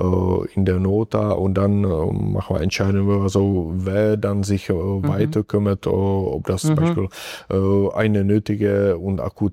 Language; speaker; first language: German; non-native, fluent; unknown